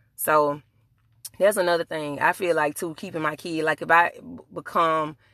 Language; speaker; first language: English; native; English